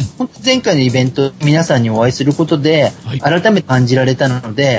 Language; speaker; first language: Japanese; native; Japanese